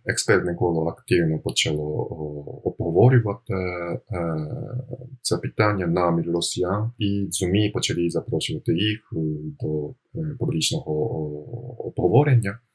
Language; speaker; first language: Ukrainian; non-native, fluent; Japanese